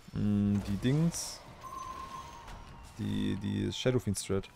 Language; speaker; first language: German; native; German